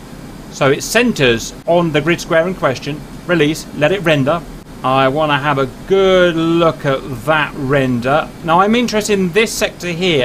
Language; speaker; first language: English; native; English